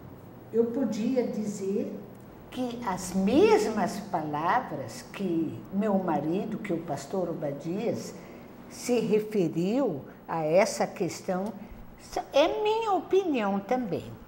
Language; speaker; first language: Portuguese; non-native, local second language; German